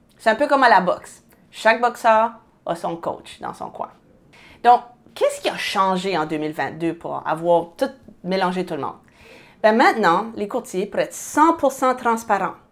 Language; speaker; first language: French; native; French